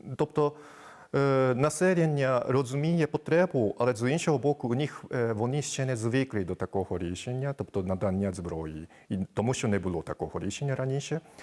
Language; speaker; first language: Ukrainian; non-native, fluent; Japanese